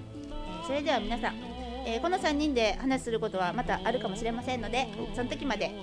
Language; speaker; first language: Japanese; native; Japanese